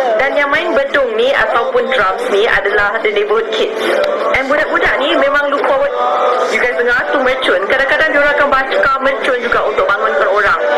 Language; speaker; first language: Malay; native; Malay